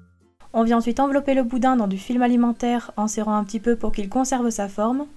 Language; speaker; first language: French; native; French